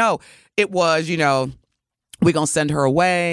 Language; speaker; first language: English; native; English